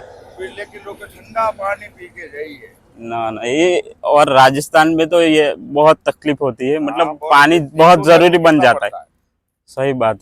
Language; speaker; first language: Hindi; non-native, local second language; Gujarati